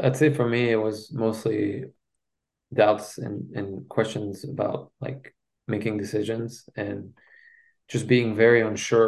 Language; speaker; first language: English; non-native, fluent; French